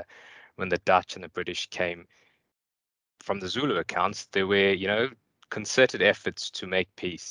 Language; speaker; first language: English; native; English